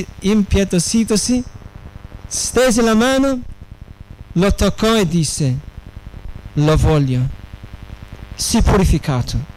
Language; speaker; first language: Italian; non-native, fluent; English